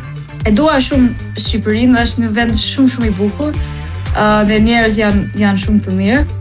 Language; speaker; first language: Albanian; non-native, learner; English